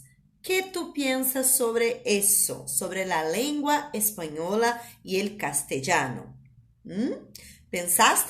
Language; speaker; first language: Spanish; non-native, fluent; Portuguese